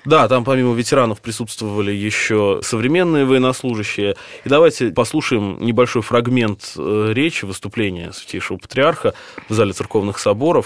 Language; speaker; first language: Russian; native; Russian